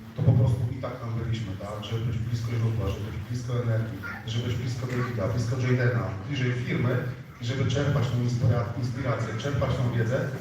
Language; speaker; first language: Polish; native; Polish